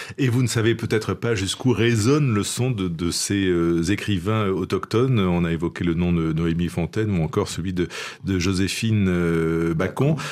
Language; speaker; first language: French; native; French